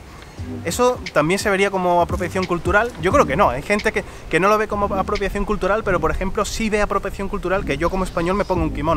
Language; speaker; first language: Spanish; native; Spanish